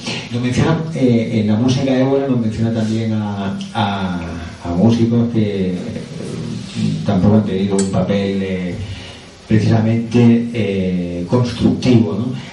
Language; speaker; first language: Spanish; native; Spanish